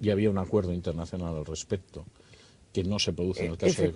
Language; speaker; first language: Spanish; native; Spanish